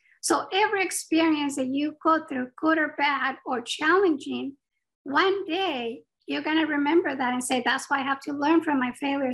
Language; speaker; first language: English; non-native, fluent; Spanish